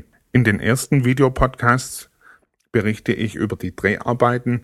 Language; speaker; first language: German; native; German